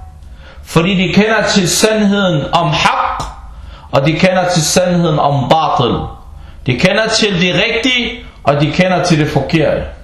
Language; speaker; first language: Danish; early bilingual, other home language; Arabic